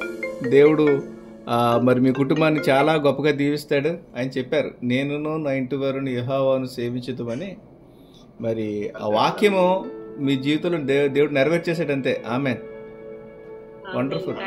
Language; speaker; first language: Telugu; native; Telugu